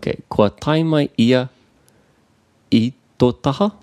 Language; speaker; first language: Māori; non-native, learner; English